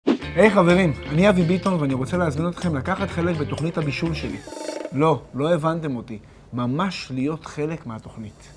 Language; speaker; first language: Hebrew; native; Hebrew